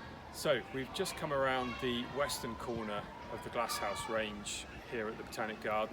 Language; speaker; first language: English; native; English